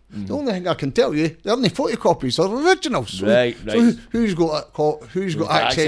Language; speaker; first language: English; native; English